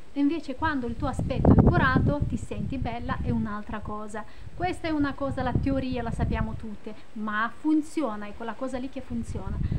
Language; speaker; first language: Italian; non-native, fluent; Romanian